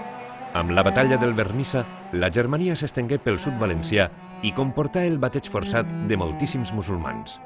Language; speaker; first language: Catalan; native; Catalan